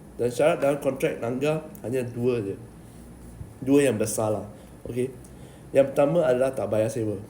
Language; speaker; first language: Malay; native; Malay